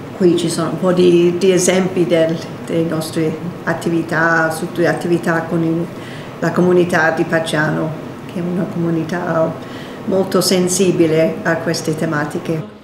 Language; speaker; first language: Italian; non-native, fluent; English